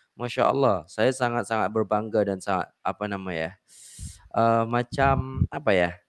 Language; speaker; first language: Malay; non-native, fluent; Indonesian